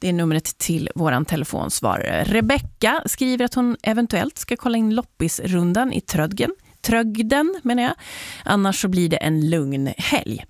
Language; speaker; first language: Swedish; native; Swedish